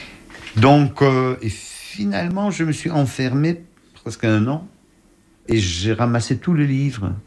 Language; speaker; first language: French; non-native, fluent; Polish